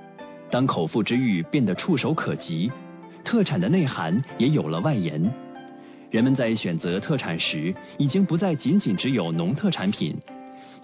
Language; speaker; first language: Chinese; native; Chinese